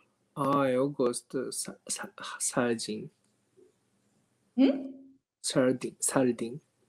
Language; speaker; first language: Portuguese; non-native, learner; Japanese